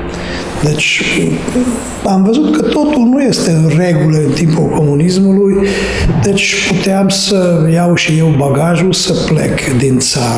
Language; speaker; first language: Romanian; non-native, fluent; Hungarian